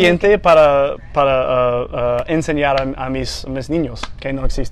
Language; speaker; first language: Spanish; non-native, fluent; English